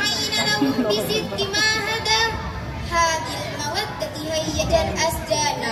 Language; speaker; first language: Arabic; non-native, learner; Indonesian